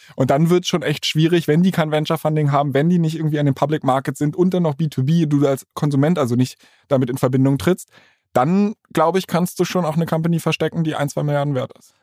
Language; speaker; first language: German; native; German